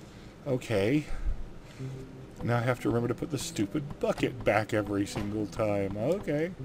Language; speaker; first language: English; native; English